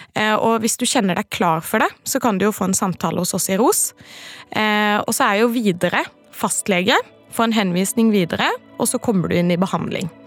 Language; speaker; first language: Norwegian; native; Norwegian